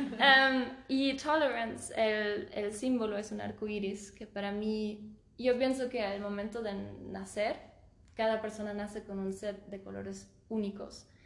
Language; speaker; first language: Spanish; early bilingual, heritage; Spanish